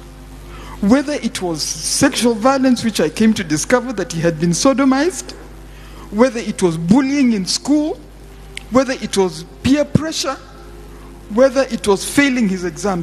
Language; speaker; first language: English; non-native, local second language; Swahili